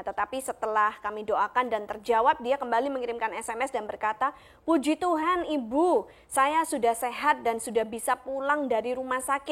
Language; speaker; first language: Indonesian; native; Indonesian